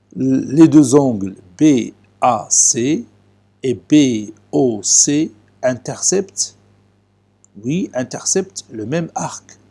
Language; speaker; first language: French; non-native, local second language; Arabic